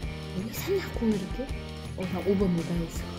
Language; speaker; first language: Korean; non-native, fluent; Uzbek